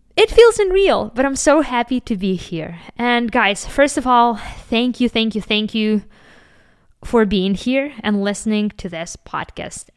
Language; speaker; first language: English; non-native, fluent; Ukrainian